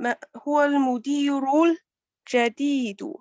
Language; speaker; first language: Arabic; non-native, learner; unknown